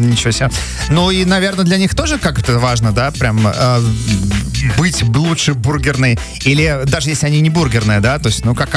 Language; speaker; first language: Russian; native; Russian